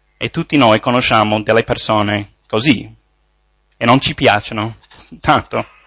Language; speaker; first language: Italian; non-native, fluent; English